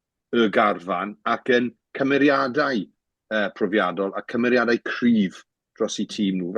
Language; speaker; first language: Welsh; native; Welsh